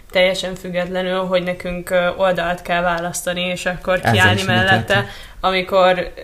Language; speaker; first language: Hungarian; native; Hungarian